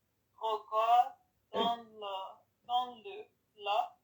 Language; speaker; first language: French; non-native, learner; English